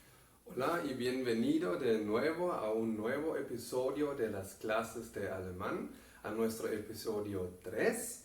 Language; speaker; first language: Spanish; non-native, fluent; German